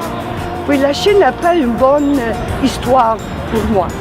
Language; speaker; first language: French; non-native, fluent; Italian